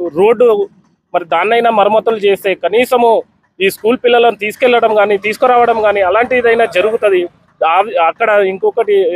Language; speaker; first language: Telugu; non-native, local second language; Lambadi